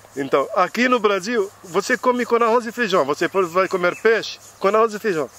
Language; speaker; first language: Portuguese; non-native, fluent; Arabic